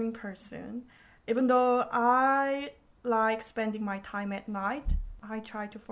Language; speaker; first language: English; non-native, fluent; Korean